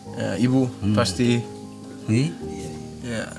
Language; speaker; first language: Indonesian; non-native, learner; Danish